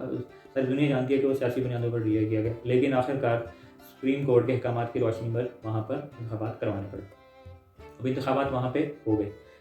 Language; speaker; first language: Urdu; native; Urdu